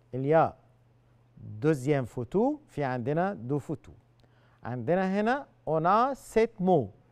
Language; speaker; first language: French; non-native, fluent; Arabic